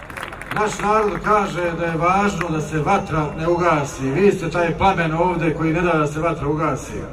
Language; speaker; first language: Bosnian; native; Bosnian